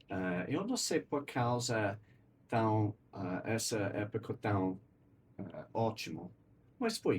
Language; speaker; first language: Portuguese; non-native, learner; English